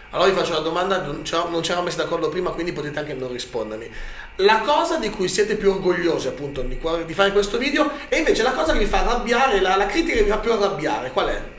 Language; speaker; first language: Italian; native; Italian